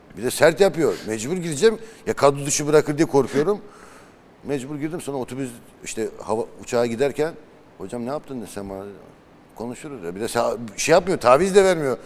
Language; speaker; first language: Turkish; early bilingual, heritage; Turkish